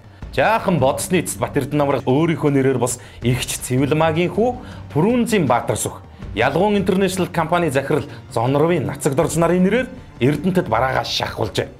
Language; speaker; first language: Mongolian; native; Mongolian